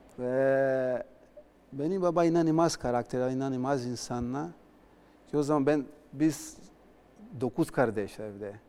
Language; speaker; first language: Turkish; non-native, learner; Portuguese